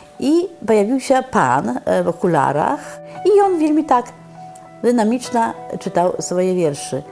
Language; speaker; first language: Polish; non-native, local second language; Belarusian